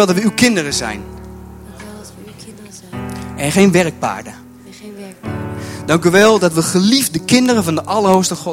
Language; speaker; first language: Dutch; native; Dutch